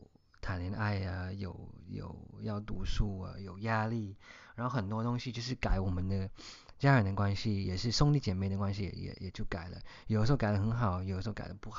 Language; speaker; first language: Chinese; early bilingual, heritage; Chinese